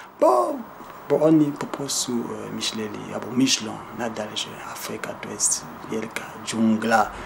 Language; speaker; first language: Polish; non-native, fluent; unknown